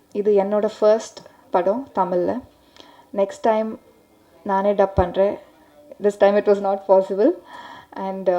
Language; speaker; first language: Tamil; non-native, learner; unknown